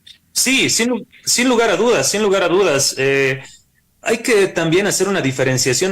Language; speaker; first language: Spanish; native; Spanish